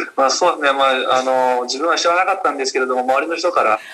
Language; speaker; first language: Japanese; non-native, fluent; Portuguese